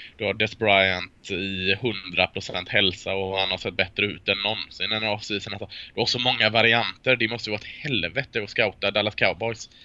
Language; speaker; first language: Swedish; native; Swedish